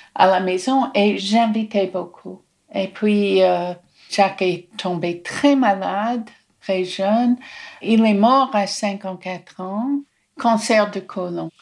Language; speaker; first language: French; non-native, fluent; English